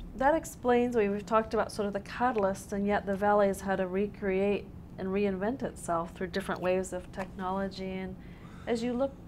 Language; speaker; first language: English; native; English